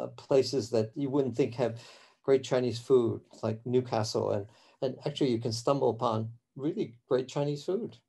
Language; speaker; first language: English; early bilingual, other home language; Cantonese